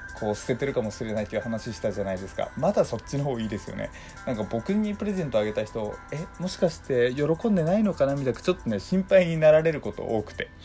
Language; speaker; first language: Japanese; native; Japanese